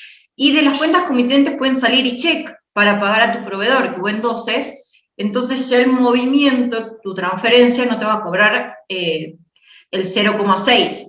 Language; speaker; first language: Spanish; native; Spanish